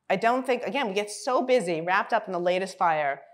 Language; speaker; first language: English; native; English